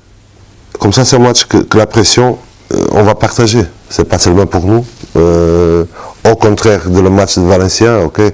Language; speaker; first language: French; non-native, fluent; Portuguese